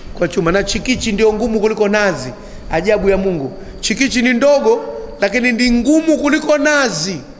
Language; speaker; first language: Swahili; native; Swahili